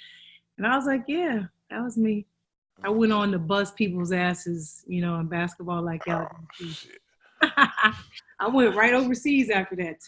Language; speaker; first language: English; native; English